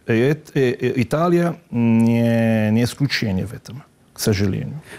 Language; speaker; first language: Russian; non-native, fluent; Italian